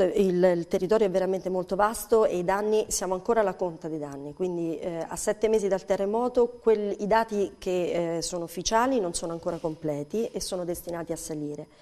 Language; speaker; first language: Italian; native; Italian